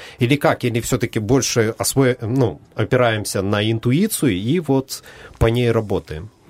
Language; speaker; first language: Russian; native; Russian